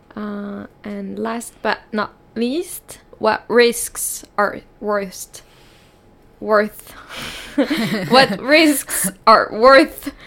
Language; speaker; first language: English; non-native, fluent; French